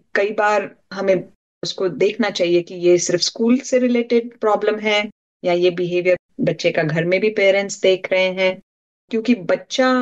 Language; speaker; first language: Hindi; non-native, local second language; Marathi